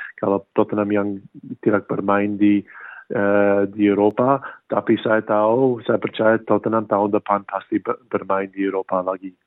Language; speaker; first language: Indonesian; early bilingual, heritage; English